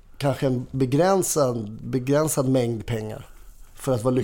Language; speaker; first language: Swedish; non-native, fluent; Italian